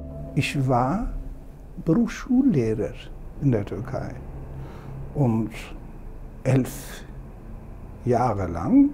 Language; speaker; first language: German; non-native, fluent; Turkish